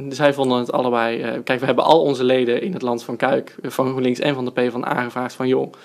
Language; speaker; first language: Dutch; native; Dutch